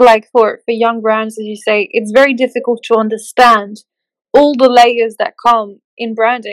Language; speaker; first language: English; native; English